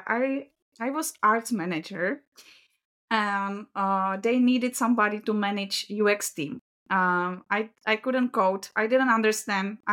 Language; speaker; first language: English; non-native, fluent; Czech